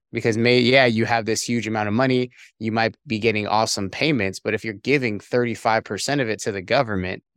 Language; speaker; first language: English; native; English